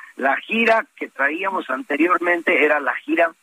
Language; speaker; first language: Spanish; native; Spanish